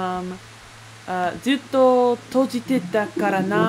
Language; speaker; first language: Japanese; non-native, learner; English